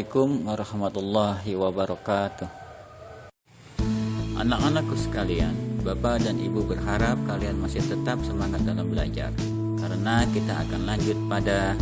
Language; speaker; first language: Indonesian; native; Indonesian